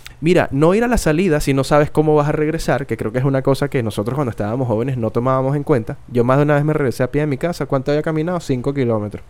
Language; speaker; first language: Spanish; native; Spanish